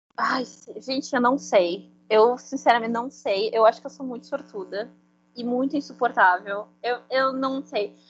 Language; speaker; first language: Portuguese; non-native, fluent; Spanish